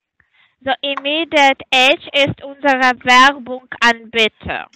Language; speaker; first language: German; non-native, fluent; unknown